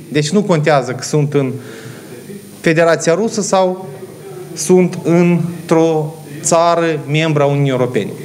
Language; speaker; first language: Romanian; native; Romanian